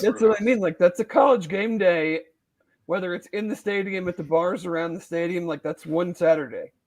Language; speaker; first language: English; native; English